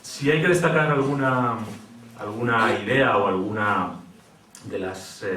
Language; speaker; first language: Spanish; native; Spanish